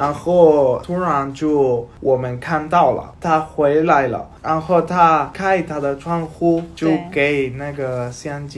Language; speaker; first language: Chinese; non-native, learner; Spanish